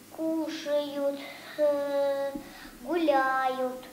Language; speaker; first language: Russian; early bilingual, heritage; Russian